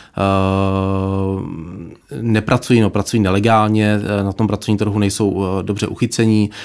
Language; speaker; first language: Czech; native; Czech